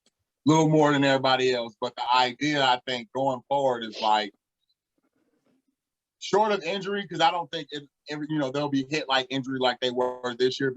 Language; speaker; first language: English; native; English